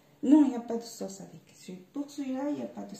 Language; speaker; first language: French; non-native, fluent; Japanese